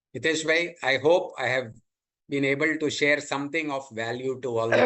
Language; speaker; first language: English; non-native, local second language; Gujarati